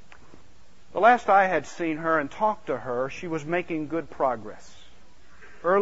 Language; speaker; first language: English; native; English